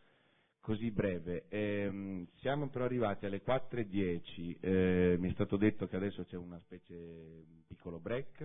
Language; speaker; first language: Italian; native; Italian